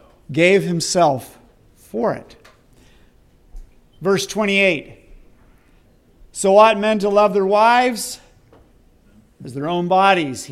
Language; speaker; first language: English; native; English